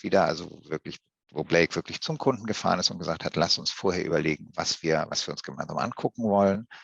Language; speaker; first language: German; native; German